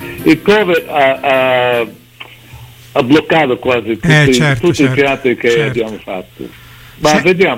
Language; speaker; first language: Italian; early bilingual, heritage; English